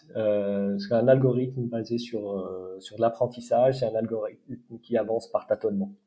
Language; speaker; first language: French; non-native, local second language; Arabic